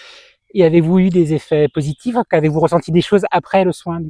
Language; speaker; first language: French; native; French